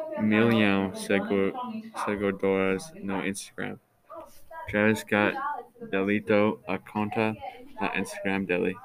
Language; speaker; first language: Portuguese; non-native, learner; English